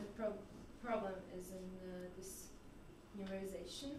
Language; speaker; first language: English; non-native, learner; French